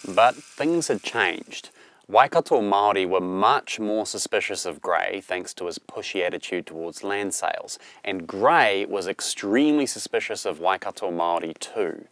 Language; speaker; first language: English; native; English